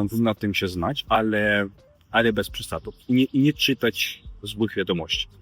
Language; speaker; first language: Polish; non-native, fluent; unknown